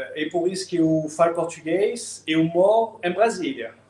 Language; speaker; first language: Portuguese; non-native, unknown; French